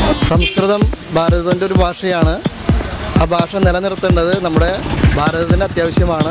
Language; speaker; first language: Malayalam; native; Malayalam